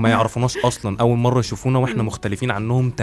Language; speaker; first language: Arabic; native; Arabic